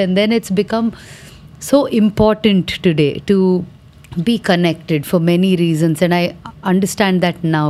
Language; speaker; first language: English; non-native, local second language; Telugu